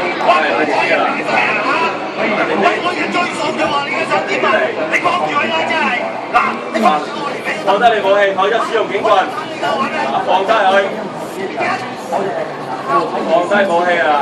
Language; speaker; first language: Cantonese; native; Cantonese